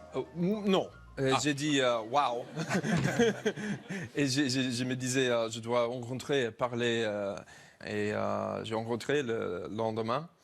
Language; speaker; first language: French; non-native, learner; English